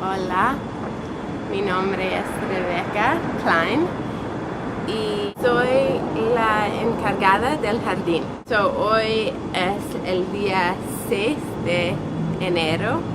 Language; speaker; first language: Spanish; non-native, learner; English